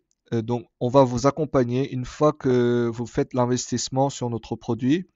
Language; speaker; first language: French; non-native, fluent; Korean